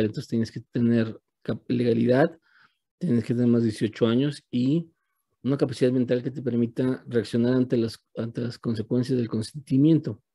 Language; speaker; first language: Spanish; native; Spanish